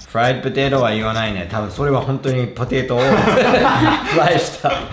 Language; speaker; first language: Japanese; non-native, fluent; English